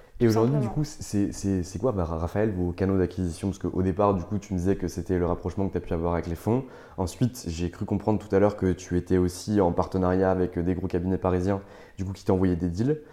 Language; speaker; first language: French; native; French